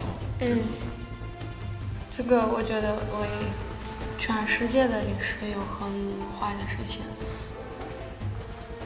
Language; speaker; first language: Chinese; non-native, learner; Ukrainian